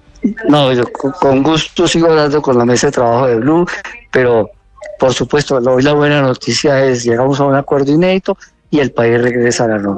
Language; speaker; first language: Spanish; native; Spanish